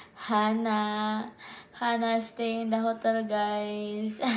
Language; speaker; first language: English; non-native, local second language; Cebuano